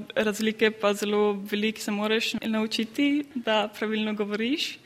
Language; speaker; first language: Slovenian; early bilingual, heritage; Slovenian